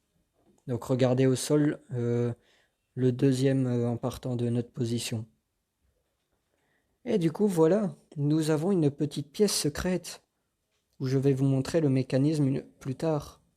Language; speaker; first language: French; native; French